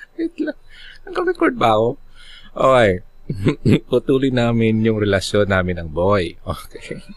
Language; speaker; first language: Filipino; non-native, local second language; Bikol